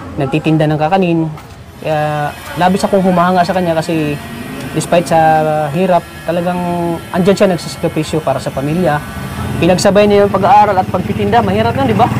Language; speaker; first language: Filipino; non-native, local second language; Cebuano